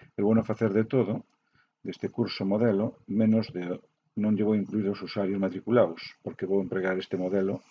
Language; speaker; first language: Galician; non-native, local second language; Spanish